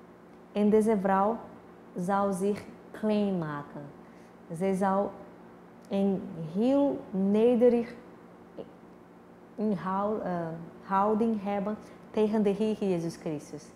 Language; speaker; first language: Dutch; non-native, fluent; Portuguese